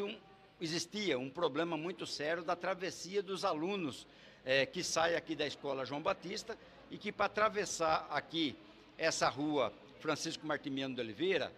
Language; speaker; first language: Portuguese; native; Portuguese